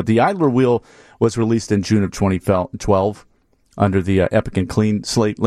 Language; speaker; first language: English; native; English